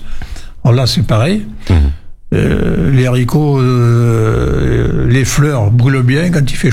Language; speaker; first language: French; native; French